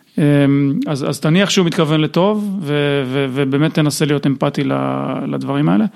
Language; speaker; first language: Hebrew; native; Hebrew